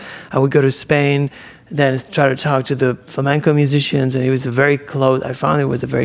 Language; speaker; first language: English; non-native, fluent; Spanish